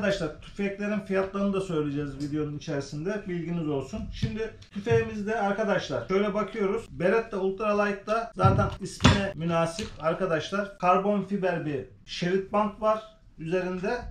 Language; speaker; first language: Turkish; native; Turkish